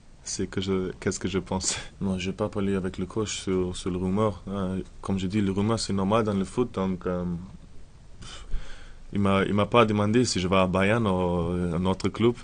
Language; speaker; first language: French; non-native, learner; German